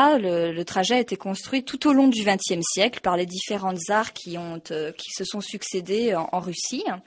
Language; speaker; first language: French; native; French